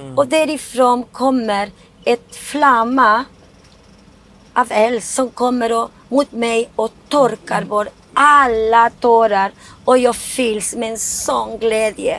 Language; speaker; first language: Swedish; non-native, fluent; Spanish